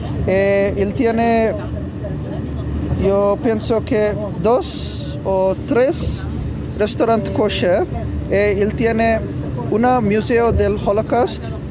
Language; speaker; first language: Spanish; non-native, learner; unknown